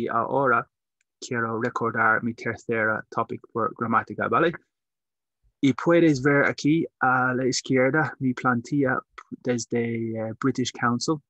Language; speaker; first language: Spanish; non-native, learner; English